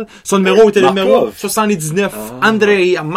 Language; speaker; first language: French; native; French